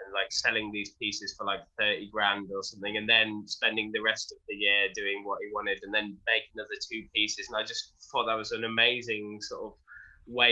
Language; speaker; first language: English; native; English